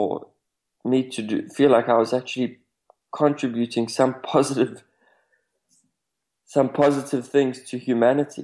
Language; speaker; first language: English; native; English